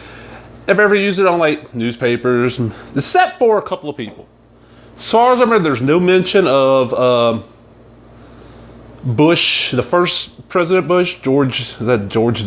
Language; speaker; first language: English; native; English